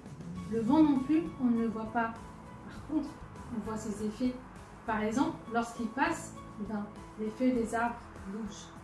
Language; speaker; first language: French; native; French